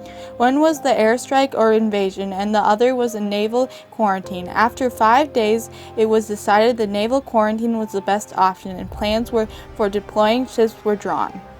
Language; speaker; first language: English; native; English